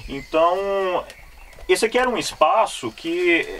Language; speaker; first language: Portuguese; native; Portuguese